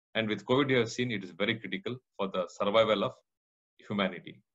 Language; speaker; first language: English; non-native, local second language; Kannada